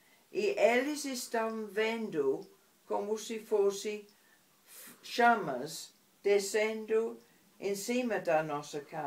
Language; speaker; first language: Portuguese; non-native, fluent; English